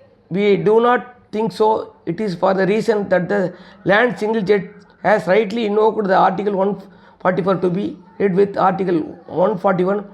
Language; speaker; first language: English; non-native, local second language; Tamil